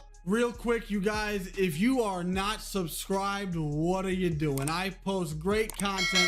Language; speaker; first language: English; native; English